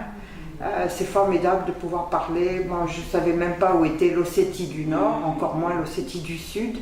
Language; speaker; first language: French; native; French